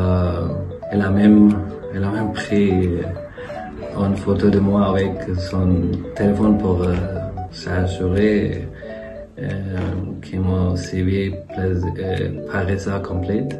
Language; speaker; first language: French; non-native, fluent; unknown